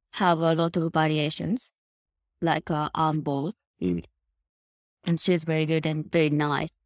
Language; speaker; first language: English; non-native, learner; Japanese